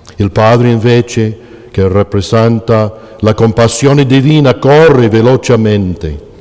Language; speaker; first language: Italian; non-native, fluent; English